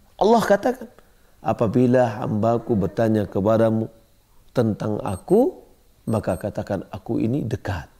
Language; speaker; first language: Malay; non-native, local second language; Minangkabau